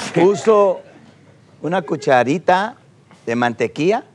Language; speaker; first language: Spanish; non-native, fluent; English